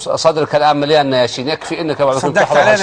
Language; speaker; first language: Arabic; native; Arabic